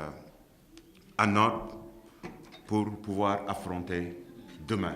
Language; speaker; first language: French; non-native, local second language; Wolof